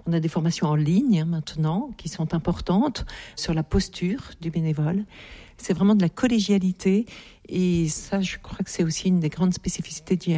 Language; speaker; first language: French; native; French